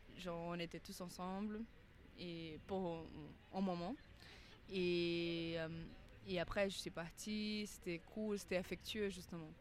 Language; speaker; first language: French; non-native, fluent; Portuguese